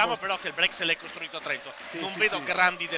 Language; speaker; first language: Italian; native; Italian